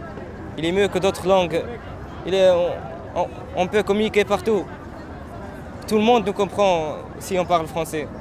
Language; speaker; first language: French; non-native, local second language; Arabic